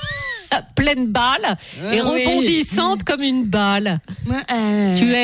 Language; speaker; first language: French; native; French